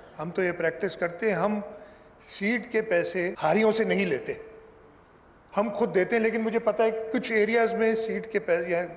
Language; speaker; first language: Urdu; non-native, local second language; Sindhi